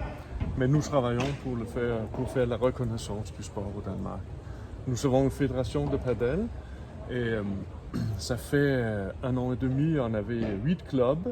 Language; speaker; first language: French; non-native, fluent; Danish